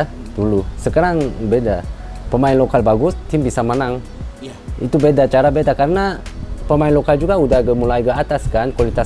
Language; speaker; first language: Indonesian; non-native, fluent; Korean